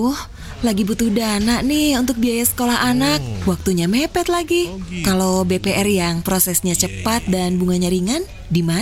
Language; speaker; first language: Indonesian; native; Indonesian